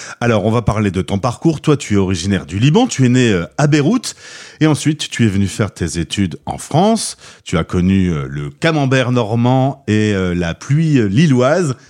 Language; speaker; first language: French; native; French